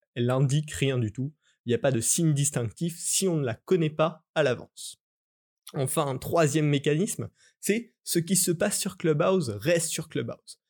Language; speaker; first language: French; native; French